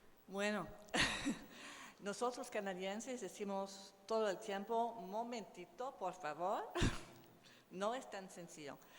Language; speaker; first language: Spanish; non-native, learner; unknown